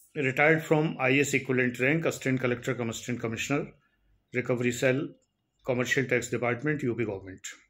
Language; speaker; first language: Hindi; native; Hindi